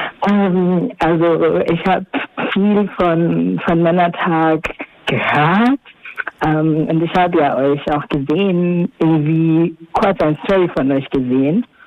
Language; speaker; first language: German; non-native, learner; Swahili